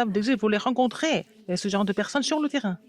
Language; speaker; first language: French; non-native, fluent; Korean